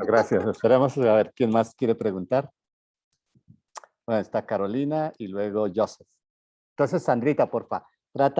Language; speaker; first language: Spanish; native; Spanish